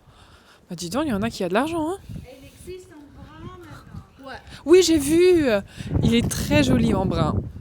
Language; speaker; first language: French; native; French